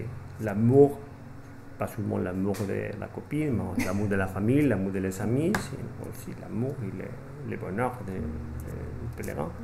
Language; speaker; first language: French; non-native, fluent; Spanish